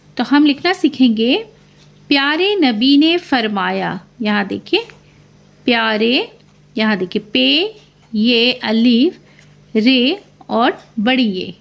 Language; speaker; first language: Hindi; native; Hindi